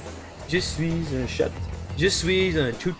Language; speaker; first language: French; non-native, learner; English